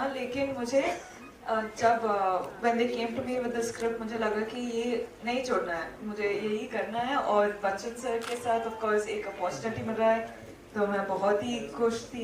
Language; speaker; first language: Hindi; non-native, local second language; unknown